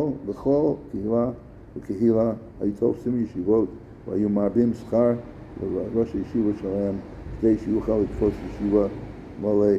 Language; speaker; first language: Hebrew; non-native, fluent; English